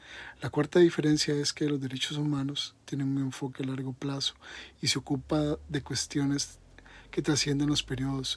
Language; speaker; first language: Spanish; native; Spanish